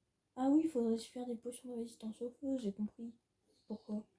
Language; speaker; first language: French; native; French